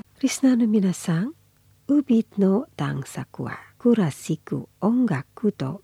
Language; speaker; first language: Japanese; non-native, fluent; Indonesian